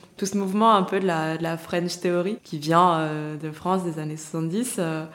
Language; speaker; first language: French; native; French